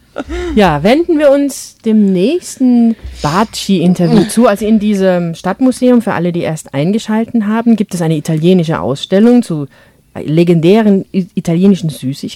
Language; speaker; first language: German; native; German